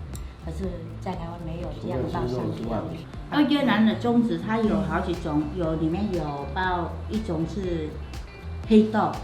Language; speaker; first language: Chinese; non-native, learner; Vietnamese